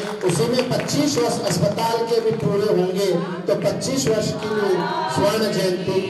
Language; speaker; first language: Hindi; native; Hindi